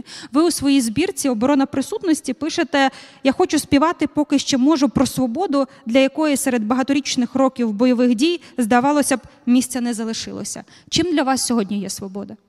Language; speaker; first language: Ukrainian; native; Ukrainian